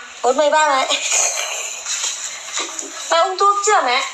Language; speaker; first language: Vietnamese; non-native, learner; Javanese